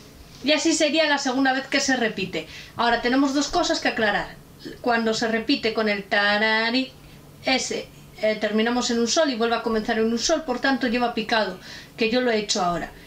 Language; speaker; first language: Spanish; native; Spanish